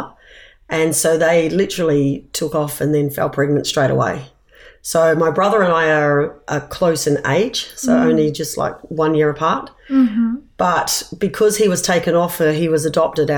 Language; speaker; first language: English; native; English